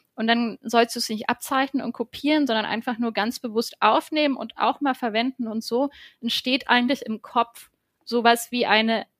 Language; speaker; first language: German; native; German